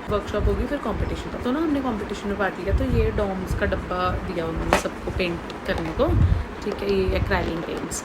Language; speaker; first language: Hindi; native; Hindi